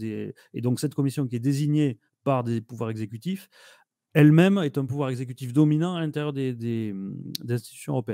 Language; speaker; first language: French; native; French